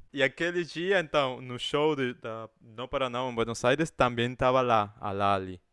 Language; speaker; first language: Portuguese; non-native, fluent; Spanish